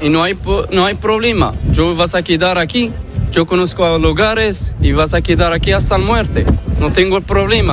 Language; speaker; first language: Spanish; non-native, learner; Arabic